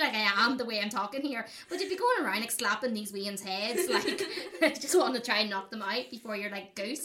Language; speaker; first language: English; native; English